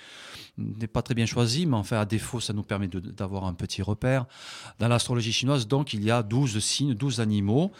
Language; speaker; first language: French; native; French